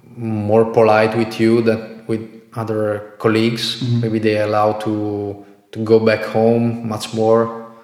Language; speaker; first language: English; non-native, fluent; Italian